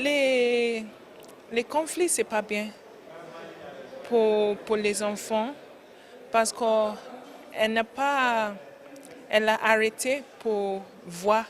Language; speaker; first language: French; non-native, learner; English